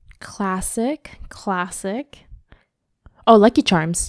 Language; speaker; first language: English; early bilingual, other home language; Japanese